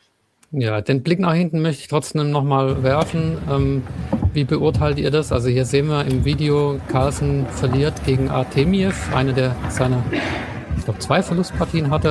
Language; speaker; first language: German; native; German